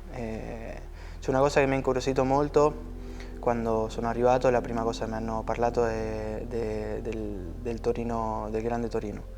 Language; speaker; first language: Italian; non-native, fluent; Spanish